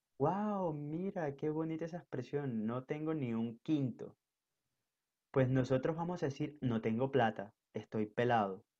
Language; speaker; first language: Spanish; native; Spanish